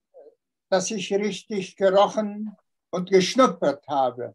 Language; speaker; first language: German; non-native, fluent; Tuvinian